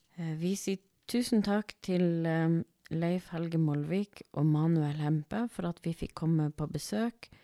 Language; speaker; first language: Norwegian; native; Norwegian